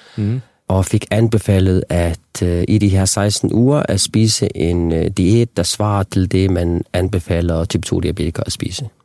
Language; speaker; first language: Danish; non-native, local second language; Faroese